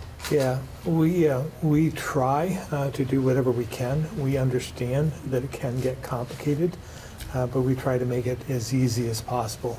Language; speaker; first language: English; native; English